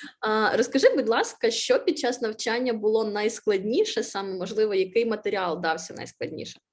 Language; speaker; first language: Ukrainian; native; Ukrainian